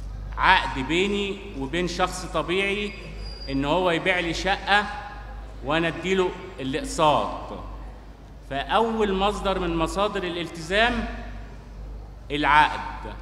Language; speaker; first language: Arabic; native; Arabic